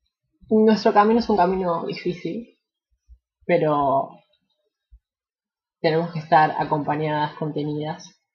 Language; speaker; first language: Spanish; native; Spanish